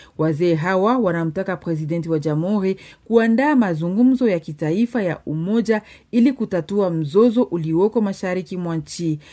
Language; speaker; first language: Swahili; native; Swahili